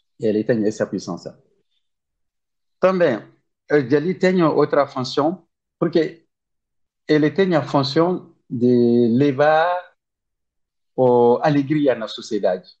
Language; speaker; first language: Portuguese; non-native, learner; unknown